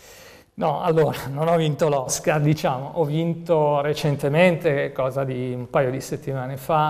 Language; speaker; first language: Italian; native; Italian